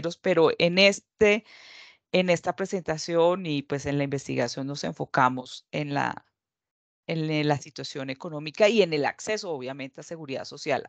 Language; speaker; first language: Spanish; native; Spanish